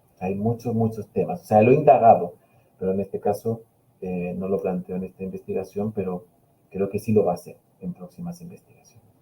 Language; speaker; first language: Spanish; non-native, local second language; Catalan